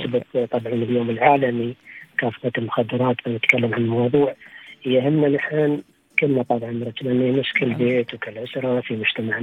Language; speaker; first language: Arabic; native; Arabic